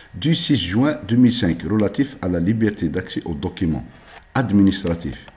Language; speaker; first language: French; non-native, local second language; Arabic